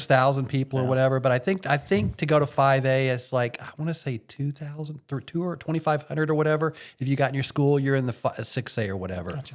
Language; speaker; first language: English; native; English